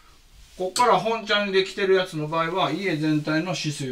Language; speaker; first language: Japanese; native; Japanese